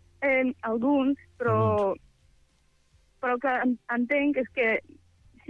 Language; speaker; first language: Catalan; non-native, fluent; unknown